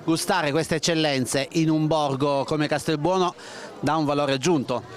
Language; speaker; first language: Italian; native; Italian